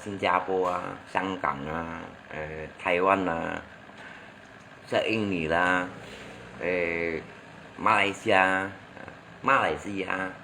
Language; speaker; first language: Chinese; non-native, learner; Hakka Chinese